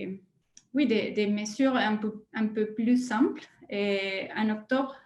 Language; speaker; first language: French; non-native, fluent; Spanish